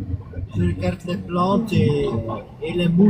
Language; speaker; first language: French; non-native, fluent; Dutch